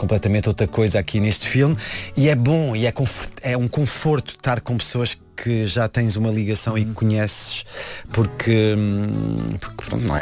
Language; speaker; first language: Portuguese; non-native, fluent; French